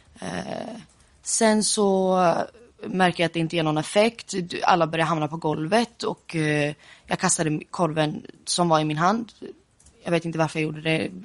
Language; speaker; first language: Swedish; early bilingual, other home language; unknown